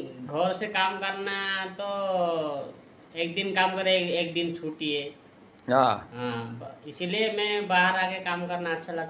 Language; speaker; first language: Hindi; non-native, local second language; Odia